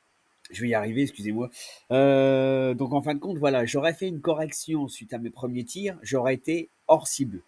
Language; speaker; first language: French; native; French